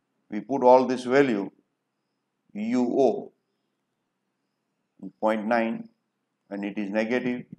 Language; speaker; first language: English; non-native, local second language; Gujarati